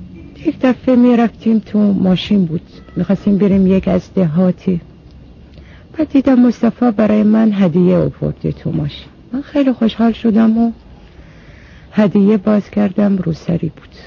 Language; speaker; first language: Persian; non-native, fluent; Arabic